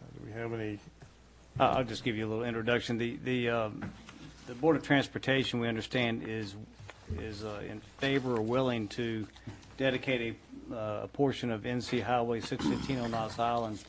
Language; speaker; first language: English; native; English